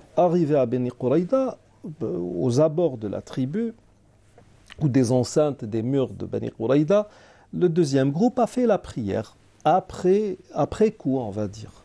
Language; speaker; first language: French; non-native, local second language; Arabic